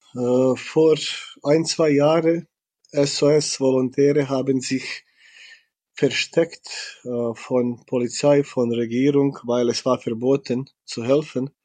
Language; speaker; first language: German; non-native, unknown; Bosnian